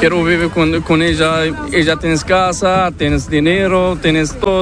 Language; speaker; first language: Spanish; non-native, learner; Arabic